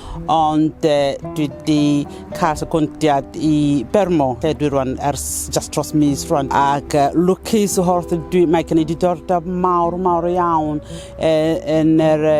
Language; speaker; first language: Welsh; non-native, learner; Southern Sotho